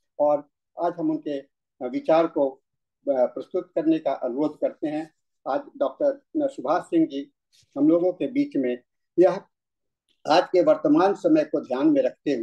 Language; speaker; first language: Hindi; native; Hindi